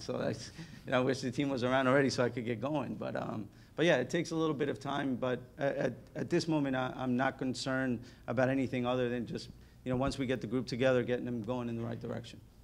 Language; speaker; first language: English; early bilingual, other home language; Spanish